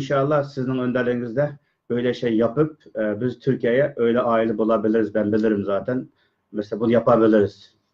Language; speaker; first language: Turkish; non-native, learner; Uyghur